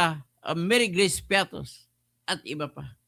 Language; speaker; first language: Filipino; native; Filipino